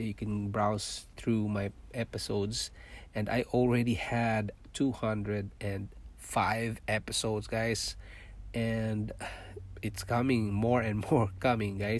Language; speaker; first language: English; non-native, local second language; Cebuano